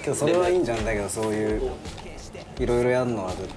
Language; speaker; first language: Japanese; native; Japanese